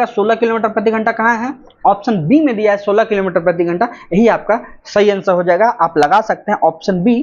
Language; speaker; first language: Hindi; native; Hindi